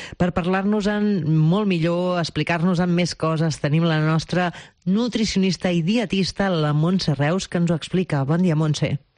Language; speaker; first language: Catalan; native; Catalan